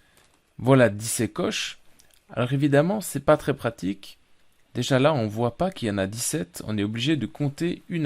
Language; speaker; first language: French; native; French